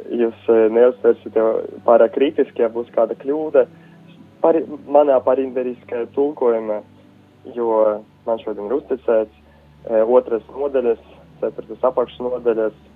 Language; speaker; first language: Latvian; native; Latvian